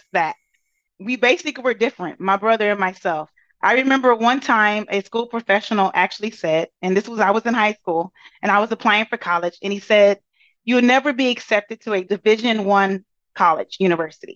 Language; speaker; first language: English; native; English